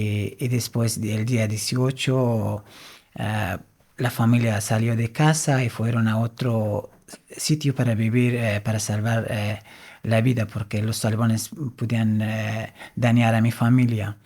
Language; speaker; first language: Spanish; non-native, fluent; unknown